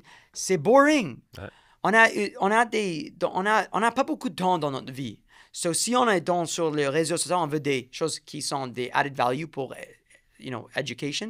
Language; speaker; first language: French; non-native, learner; English